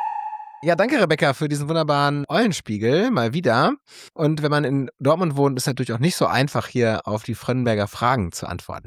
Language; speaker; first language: German; native; German